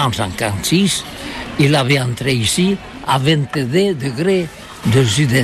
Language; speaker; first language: French; non-native, learner; Catalan